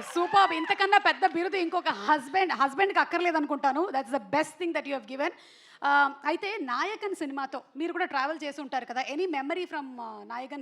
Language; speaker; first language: Telugu; native; Telugu